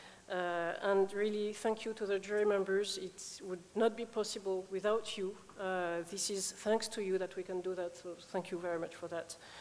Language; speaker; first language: English; non-native, fluent; French